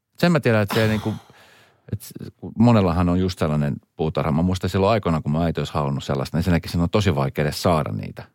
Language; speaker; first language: Finnish; early bilingual, other home language; Swedish